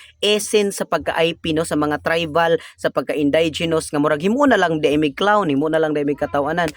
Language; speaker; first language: Cebuano; non-native, local second language; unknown